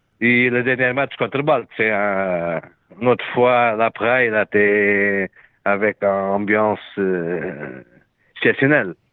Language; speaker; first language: French; non-native, learner; Portuguese